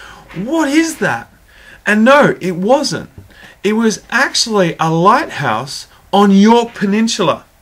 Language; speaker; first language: English; native; English